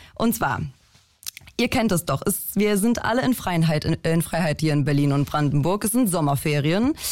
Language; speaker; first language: German; early bilingual, other home language; Polish